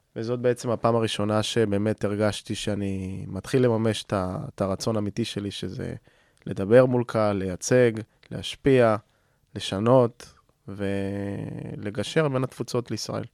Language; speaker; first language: Hebrew; non-native, fluent; Spanish